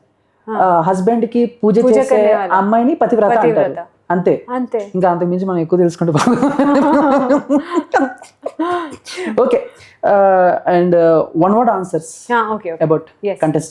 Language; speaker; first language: Telugu; non-native, learner; Hindi